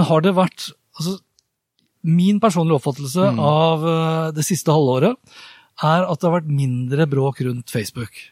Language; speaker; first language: Norwegian; native; Norwegian